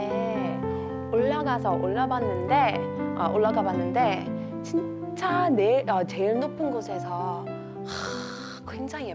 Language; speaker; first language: Korean; non-native, learner; English